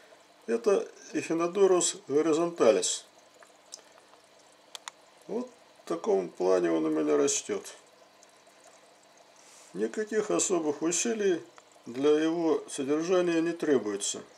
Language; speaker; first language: Russian; native; Russian